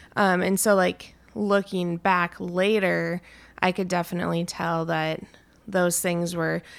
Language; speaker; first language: English; native; English